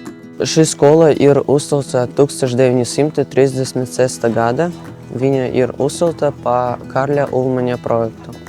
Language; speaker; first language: Latvian; non-native, local second language; Russian